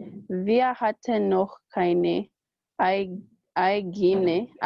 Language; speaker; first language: German; non-native, learner; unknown